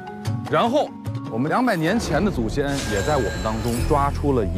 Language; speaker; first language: Chinese; native; Chinese